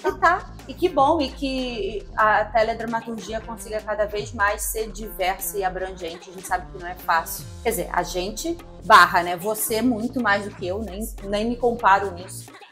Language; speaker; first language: Portuguese; native; Portuguese